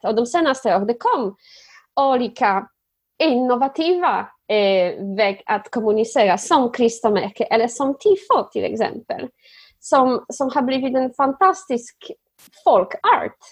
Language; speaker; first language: Swedish; non-native, fluent; Polish